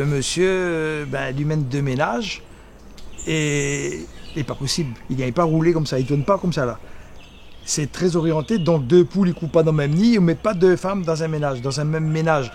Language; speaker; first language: French; native; French